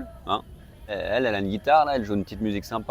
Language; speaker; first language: French; native; French